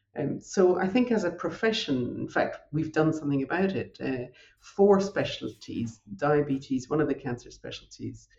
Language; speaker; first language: English; native; English